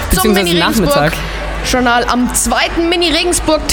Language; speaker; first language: German; native; German